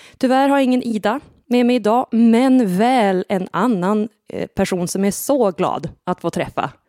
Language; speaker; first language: Swedish; native; Swedish